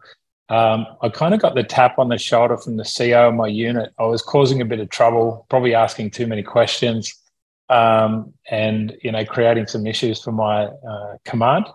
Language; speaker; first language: English; native; English